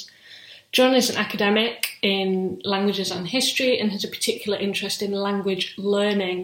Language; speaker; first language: English; native; English